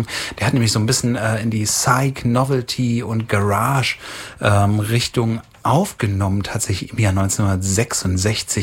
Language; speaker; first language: German; native; German